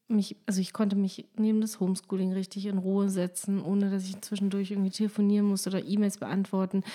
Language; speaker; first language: German; native; German